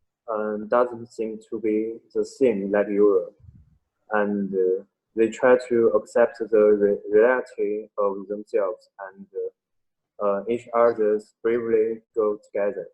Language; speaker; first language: English; non-native, learner; Chinese